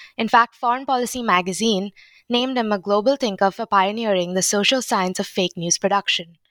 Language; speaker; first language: English; non-native, local second language; Hindi